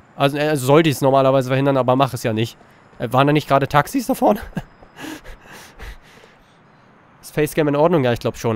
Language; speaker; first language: German; native; German